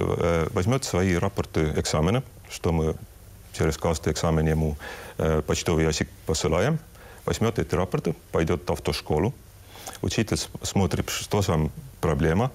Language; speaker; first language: Russian; non-native, local second language; Estonian